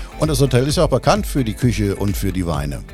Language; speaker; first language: German; native; German